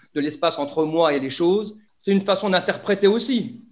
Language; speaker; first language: French; native; French